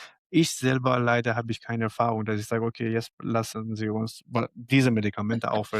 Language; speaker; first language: German; non-native, fluent; Arabic